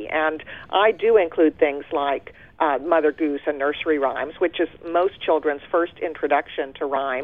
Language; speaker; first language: English; early bilingual, other home language; German